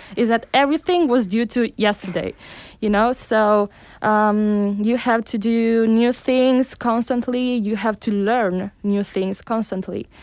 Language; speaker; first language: English; early bilingual, heritage; Spanish